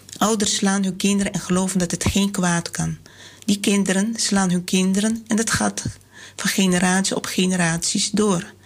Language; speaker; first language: Dutch; native; Dutch